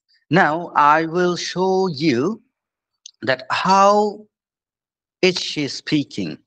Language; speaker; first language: English; non-native, fluent; Bangla